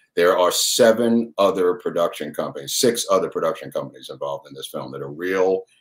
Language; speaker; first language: English; native; English